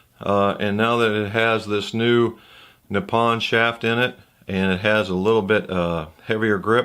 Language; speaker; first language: English; native; English